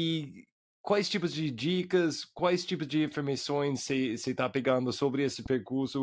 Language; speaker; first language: Portuguese; non-native, fluent; English